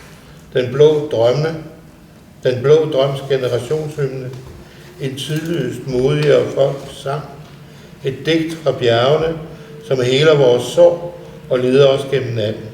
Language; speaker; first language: Danish; native; Danish